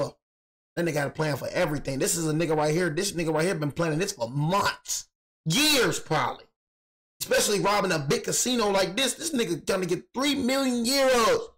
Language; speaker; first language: English; native; English